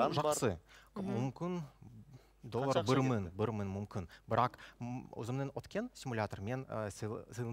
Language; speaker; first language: Kazakh; non-native, local second language; Russian